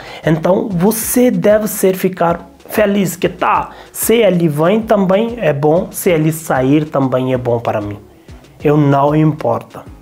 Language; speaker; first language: Portuguese; non-native, learner; Hindi